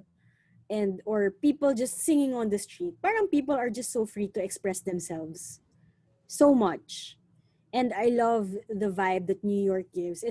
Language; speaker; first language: English; non-native, local second language; Filipino